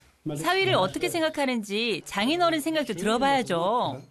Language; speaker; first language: Korean; native; Korean